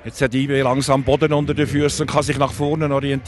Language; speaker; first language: German; native; German